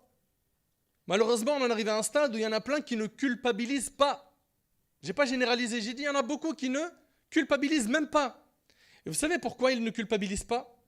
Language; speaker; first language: French; native; French